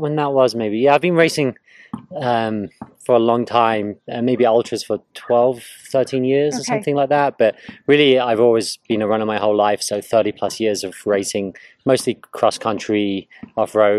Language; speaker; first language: English; native; English